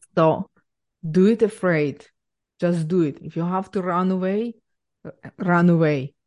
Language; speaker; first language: English; non-native, fluent; Ukrainian